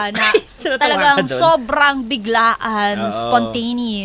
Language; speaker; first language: Filipino; native; Filipino